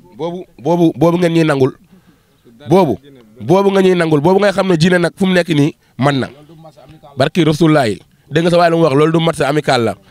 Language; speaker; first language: Wolof; non-native, local second language; Fula